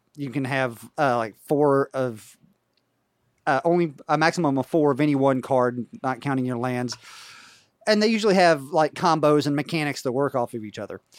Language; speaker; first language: English; native; English